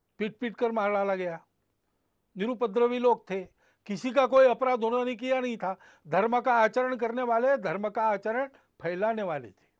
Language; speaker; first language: Hindi; non-native, local second language; Marathi